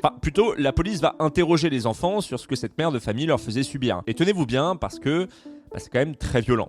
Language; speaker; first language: French; native; French